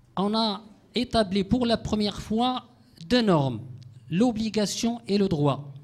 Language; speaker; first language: French; non-native, local second language; Arabic